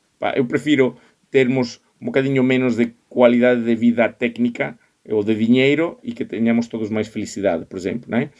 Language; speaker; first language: Portuguese; non-native, fluent; Spanish